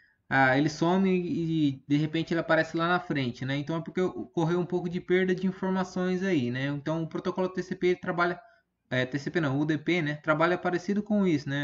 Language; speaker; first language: Portuguese; native; Portuguese